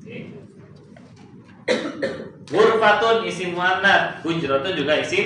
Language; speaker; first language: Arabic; non-native, fluent; Indonesian